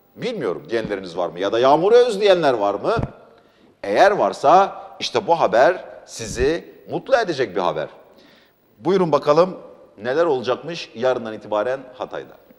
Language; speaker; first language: Turkish; non-native, local second language; Arabic